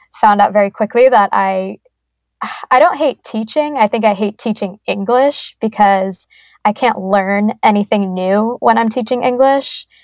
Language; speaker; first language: English; native; English